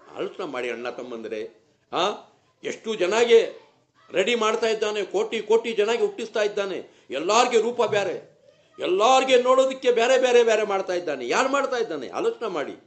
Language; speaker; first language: Kannada; non-native, local second language; Urdu